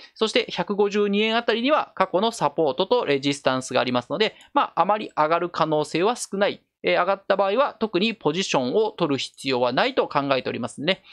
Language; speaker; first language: Japanese; native; Japanese